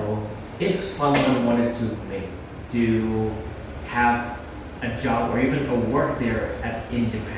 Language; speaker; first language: English; non-native, fluent; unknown